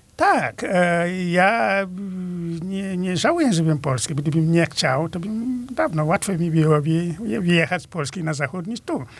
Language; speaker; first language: Polish; non-native, fluent; Wolof